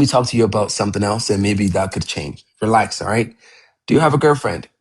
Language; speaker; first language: English; non-native, fluent; Amharic